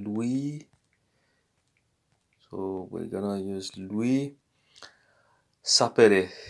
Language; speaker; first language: Italian; non-native, fluent; English